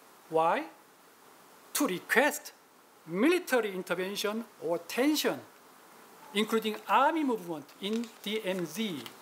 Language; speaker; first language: English; non-native, fluent; Korean